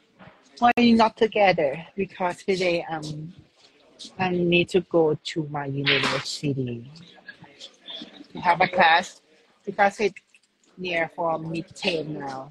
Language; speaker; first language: English; non-native, learner; Thai